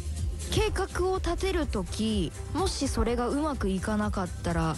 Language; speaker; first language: Japanese; native; Japanese